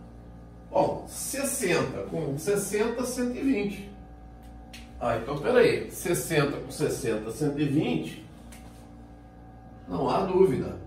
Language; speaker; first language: Portuguese; native; Portuguese